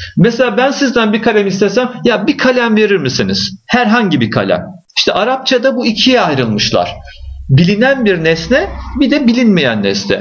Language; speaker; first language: Turkish; native; Turkish